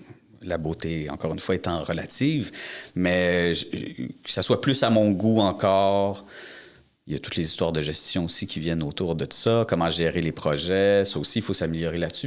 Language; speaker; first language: French; native; French